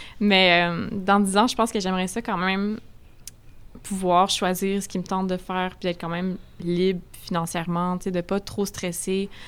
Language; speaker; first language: French; native; French